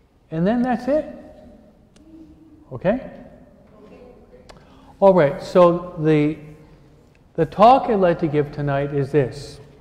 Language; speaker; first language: English; native; English